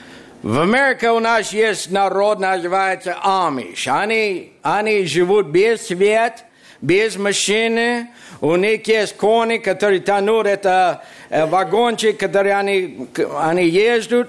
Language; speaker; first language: Russian; non-native, fluent; English